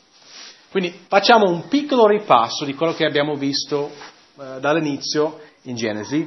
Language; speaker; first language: Italian; non-native, fluent; English